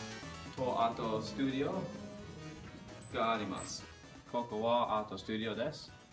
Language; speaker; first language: Japanese; non-native, learner; English